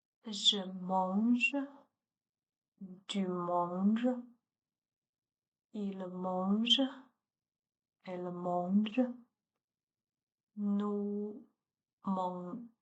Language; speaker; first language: French; non-native, learner; Chinese